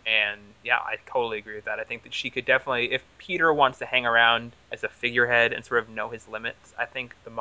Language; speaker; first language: English; native; English